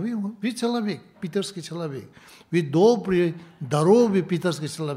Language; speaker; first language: Russian; non-native, learner; Tibetan